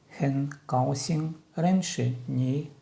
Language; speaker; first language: Chinese; non-native, learner; Russian